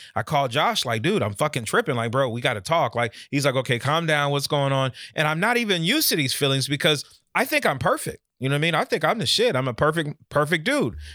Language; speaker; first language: English; native; English